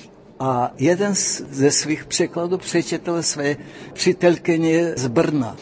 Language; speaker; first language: Czech; non-native, fluent; Russian